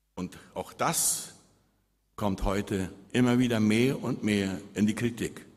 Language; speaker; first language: German; early bilingual, heritage; Spanish